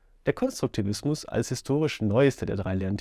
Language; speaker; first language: German; native; German